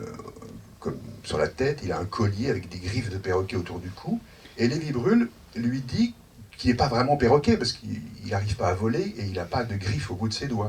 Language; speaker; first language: French; native; French